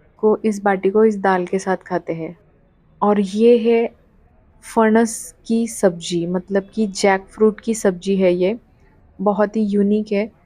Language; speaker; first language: Hindi; non-native, local second language; Marathi